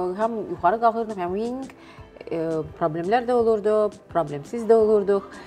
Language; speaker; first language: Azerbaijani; non-native, local second language; Russian